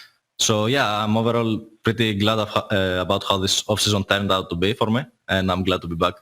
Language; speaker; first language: English; non-native, fluent; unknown